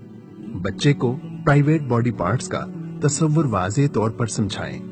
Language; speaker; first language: Urdu; native; Urdu